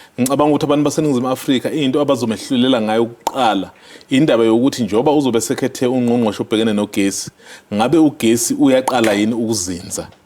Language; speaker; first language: Zulu; native; Zulu